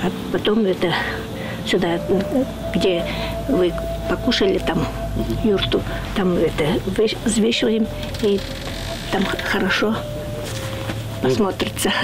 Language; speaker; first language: Russian; non-native, learner; Kyrgyz